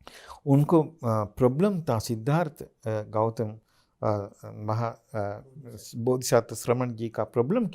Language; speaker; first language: Hindi; non-native, fluent; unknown